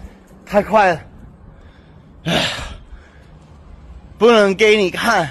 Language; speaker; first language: Chinese; non-native, learner; English